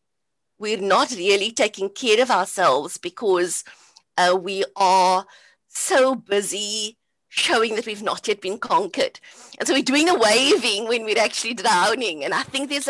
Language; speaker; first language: English; native; English